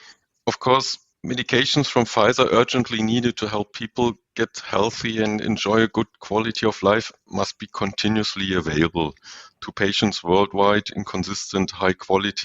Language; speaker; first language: English; non-native, fluent; German